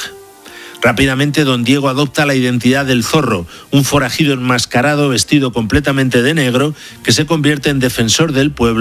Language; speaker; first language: Spanish; native; Spanish